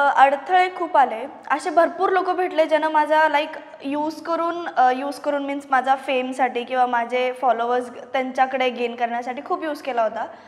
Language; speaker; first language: Marathi; non-native, local second language; Malayalam